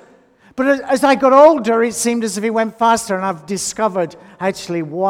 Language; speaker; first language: English; native; English